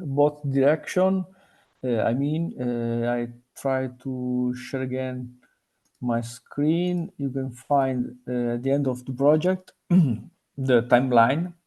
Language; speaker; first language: English; non-native, fluent; Italian